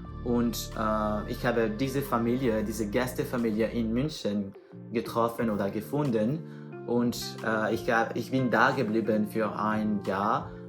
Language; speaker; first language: German; non-native, fluent; Spanish